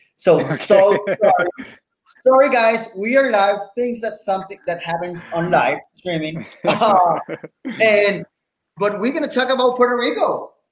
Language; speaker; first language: English; non-native, fluent; Spanish